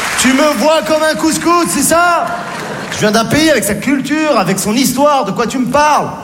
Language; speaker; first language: French; native; French